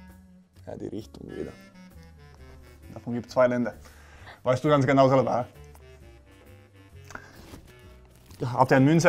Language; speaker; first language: German; non-native, fluent; Finnish